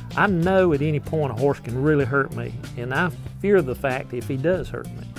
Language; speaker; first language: English; native; English